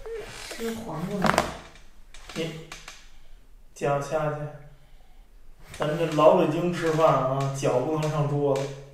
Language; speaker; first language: Chinese; native; Chinese